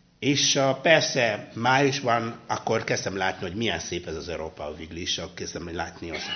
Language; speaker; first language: Hungarian; non-native, fluent; Luba-Lulua